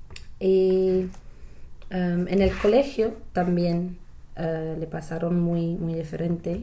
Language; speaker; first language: Spanish; non-native, learner; English